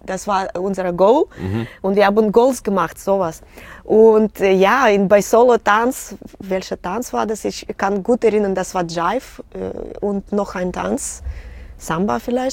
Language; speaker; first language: German; non-native, learner; Russian